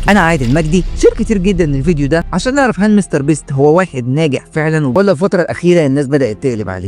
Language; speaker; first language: Arabic; native; Arabic